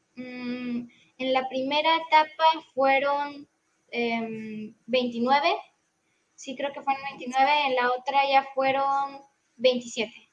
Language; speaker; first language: Spanish; native; Spanish